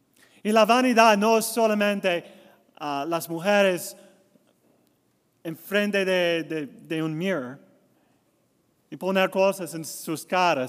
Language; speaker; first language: Spanish; non-native, learner; English